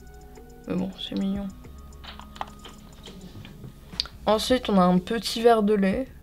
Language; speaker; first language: French; native; French